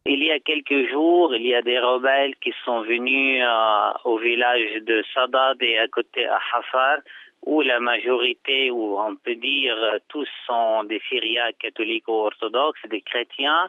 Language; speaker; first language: French; non-native, fluent; Arabic